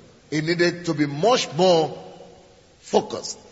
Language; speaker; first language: English; non-native, local second language; Yoruba